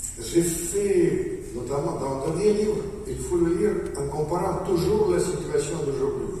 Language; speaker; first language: French; non-native, fluent; Russian